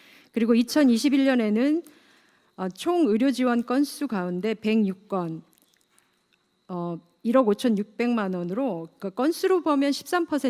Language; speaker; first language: Korean; native; Korean